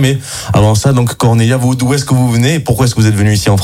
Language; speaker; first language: French; native; French